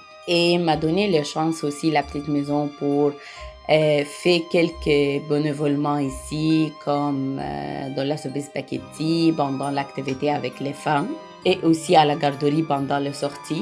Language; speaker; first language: French; non-native, learner; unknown